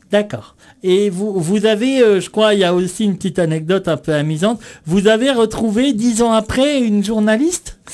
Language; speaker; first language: French; native; French